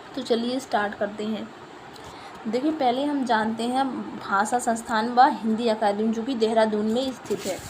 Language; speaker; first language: Hindi; native; Hindi